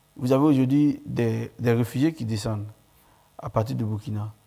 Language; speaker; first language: French; non-native, local second language; Mandingo